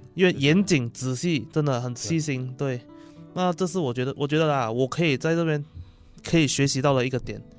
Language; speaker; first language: Chinese; native; Chinese